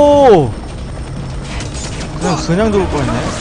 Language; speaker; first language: Korean; native; Korean